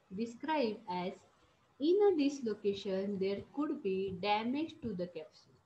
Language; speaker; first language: English; non-native, local second language; Marathi